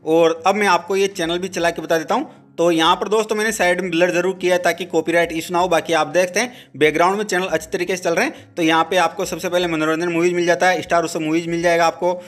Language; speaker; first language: Hindi; native; Hindi